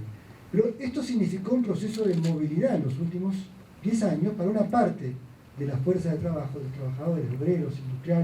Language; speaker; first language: Spanish; native; Spanish